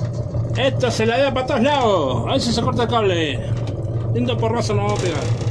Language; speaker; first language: Spanish; native; Spanish